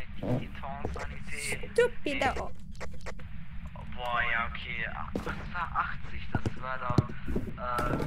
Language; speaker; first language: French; non-native, learner; German